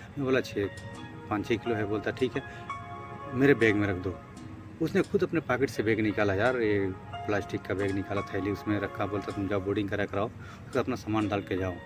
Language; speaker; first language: Hindi; native; Hindi